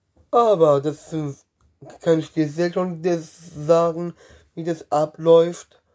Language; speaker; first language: German; non-native, learner; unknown